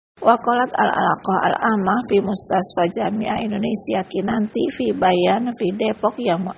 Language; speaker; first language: Arabic; non-native, fluent; Indonesian